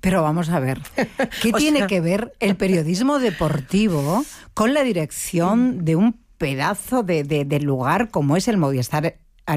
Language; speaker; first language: Spanish; native; Spanish